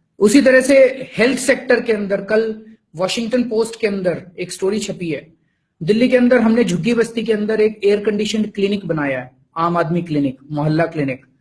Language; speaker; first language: Hindi; native; Hindi